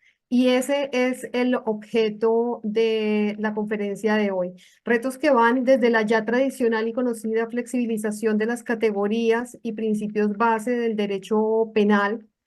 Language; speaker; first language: Spanish; native; Spanish